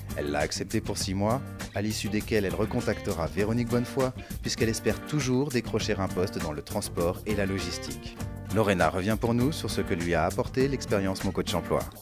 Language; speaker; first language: French; native; French